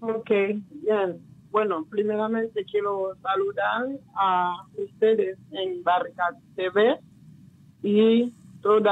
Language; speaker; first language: Spanish; non-native, local second language; Haitian Creole